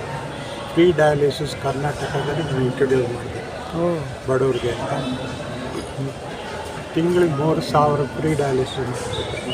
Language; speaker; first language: Kannada; non-native, learner; Tamil